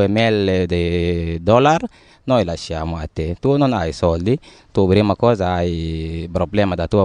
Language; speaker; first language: Italian; non-native, learner; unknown